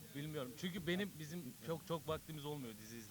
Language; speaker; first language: Turkish; native; Turkish